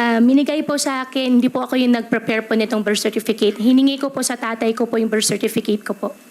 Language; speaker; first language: Filipino; native; Filipino